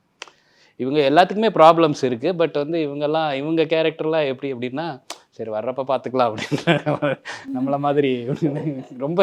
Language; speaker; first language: Tamil; native; Tamil